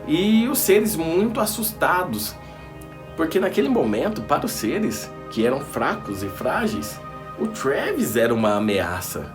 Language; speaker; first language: Portuguese; native; Portuguese